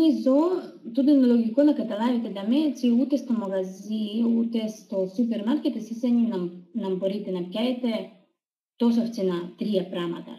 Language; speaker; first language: Greek; non-native, learner; Russian